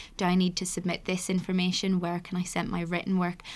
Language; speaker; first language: English; native; English